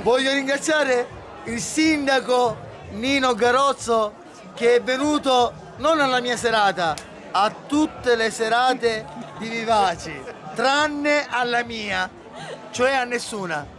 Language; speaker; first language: Italian; native; Italian